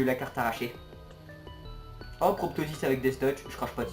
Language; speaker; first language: French; native; French